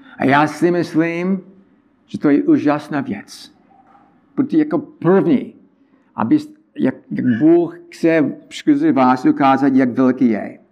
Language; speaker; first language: Czech; non-native, learner; English